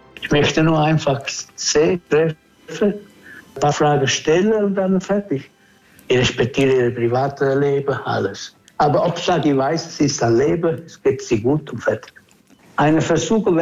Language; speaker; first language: German; non-native, fluent; Italian